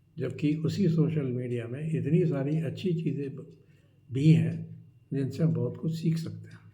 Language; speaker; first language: Hindi; non-native, local second language; Marathi